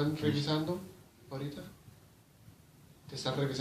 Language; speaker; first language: Spanish; early bilingual, heritage; Spanish